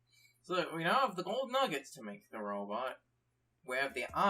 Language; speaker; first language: English; native; English